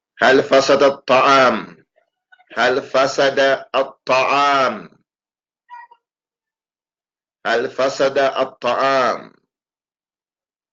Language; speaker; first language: Arabic; non-native, fluent; English